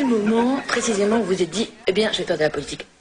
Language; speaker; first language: French; native; French